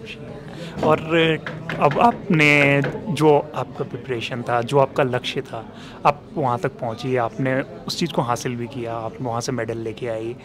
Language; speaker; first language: Hindi; native; Hindi